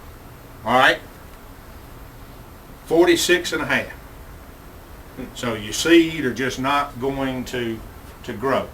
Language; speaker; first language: English; native; English